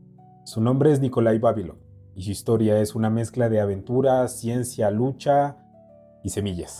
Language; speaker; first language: Spanish; native; Spanish